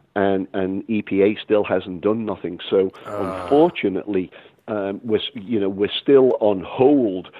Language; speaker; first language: English; native; English